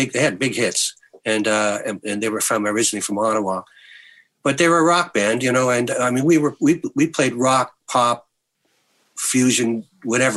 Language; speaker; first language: English; native; English